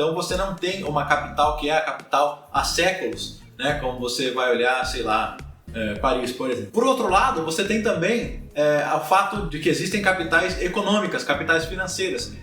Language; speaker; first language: Portuguese; native; Portuguese